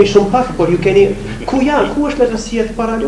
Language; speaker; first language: Albanian; non-native, fluent; English